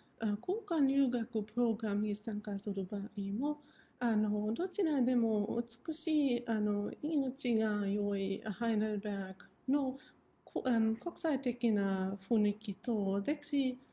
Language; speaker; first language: Japanese; non-native, fluent; German